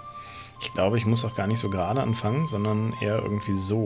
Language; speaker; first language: German; native; German